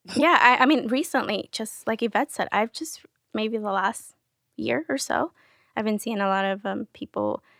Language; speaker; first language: English; early bilingual, other home language; Spanish